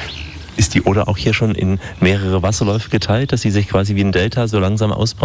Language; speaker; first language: German; native; German